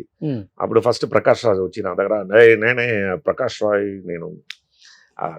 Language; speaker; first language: Telugu; non-native, fluent; Tamil